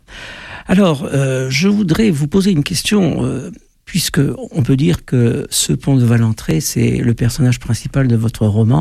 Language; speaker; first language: French; native; French